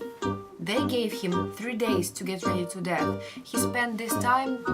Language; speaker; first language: English; non-native, learner; Russian